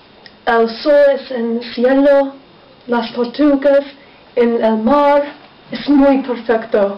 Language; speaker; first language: Spanish; non-native, learner; English